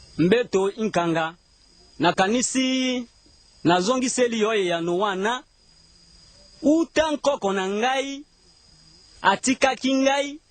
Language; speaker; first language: Lingala; non-native, local second language; Mongo